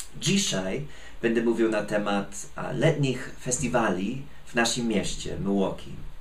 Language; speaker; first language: Polish; non-native, fluent; English